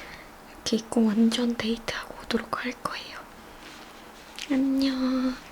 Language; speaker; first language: Korean; native; Korean